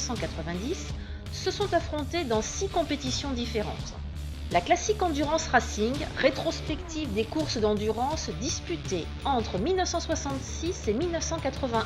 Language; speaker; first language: French; native; French